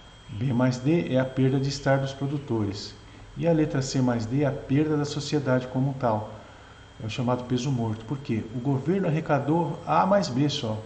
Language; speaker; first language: Portuguese; native; Portuguese